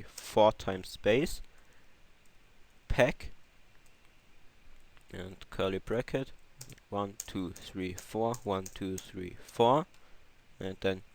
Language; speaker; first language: English; non-native, fluent; German